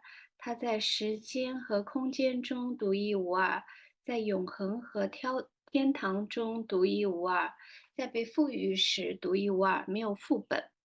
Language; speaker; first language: Chinese; native; Chinese